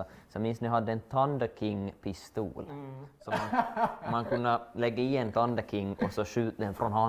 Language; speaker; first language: Swedish; native; Swedish